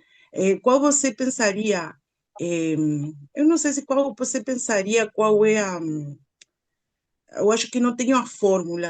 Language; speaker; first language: Portuguese; non-native, learner; Spanish